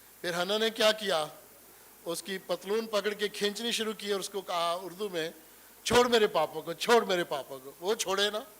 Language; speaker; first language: Urdu; non-native, local second language; Punjabi